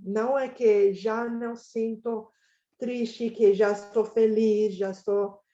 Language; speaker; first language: Portuguese; non-native, fluent; Spanish